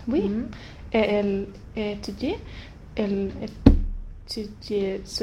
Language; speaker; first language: French; non-native, learner; Swedish